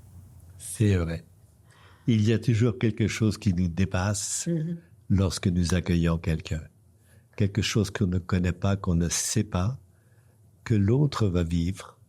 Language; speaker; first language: French; native; French